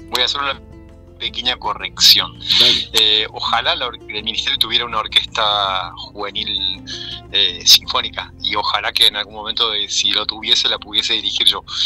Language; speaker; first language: Spanish; native; Spanish